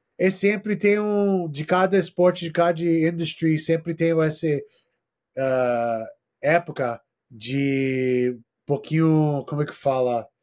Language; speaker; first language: Portuguese; non-native, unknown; English